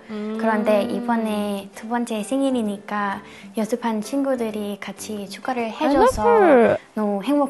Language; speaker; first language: Korean; non-native, learner; Thai